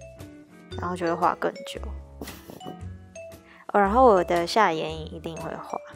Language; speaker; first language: Chinese; native; Chinese